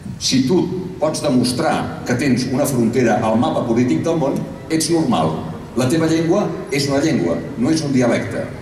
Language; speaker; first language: Catalan; native; Catalan